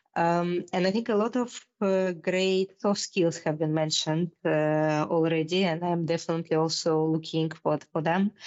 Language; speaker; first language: English; non-native, fluent; Russian